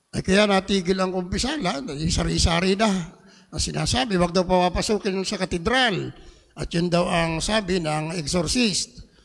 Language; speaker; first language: Filipino; native; Filipino